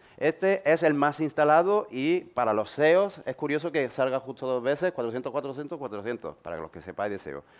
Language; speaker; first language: Spanish; native; Spanish